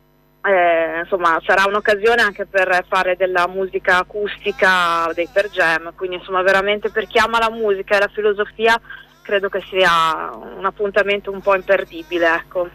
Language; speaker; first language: Italian; native; Italian